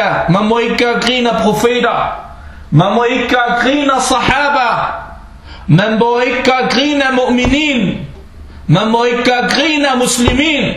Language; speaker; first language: Danish; early bilingual, other home language; Arabic